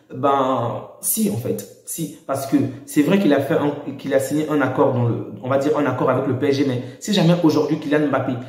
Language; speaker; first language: French; native; French